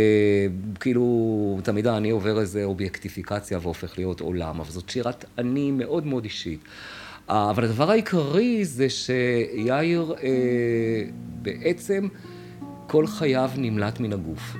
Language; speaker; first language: Hebrew; native; Hebrew